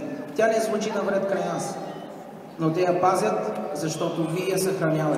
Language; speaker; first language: Bulgarian; native; Bulgarian